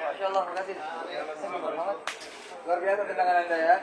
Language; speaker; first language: Indonesian; native; Indonesian